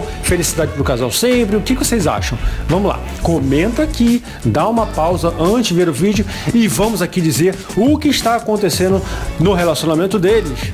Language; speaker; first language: Portuguese; native; Portuguese